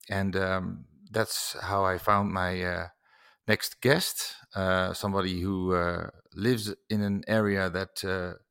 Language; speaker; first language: English; non-native, fluent; Dutch